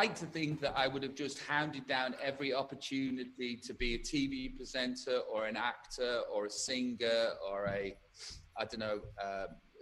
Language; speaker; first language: English; native; English